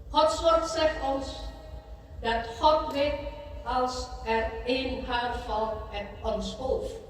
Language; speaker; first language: Dutch; non-native, fluent; Indonesian